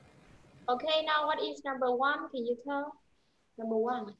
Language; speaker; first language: English; non-native, fluent; Vietnamese